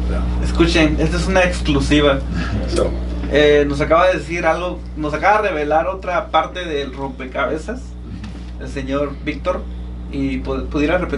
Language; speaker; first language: Spanish; native; Spanish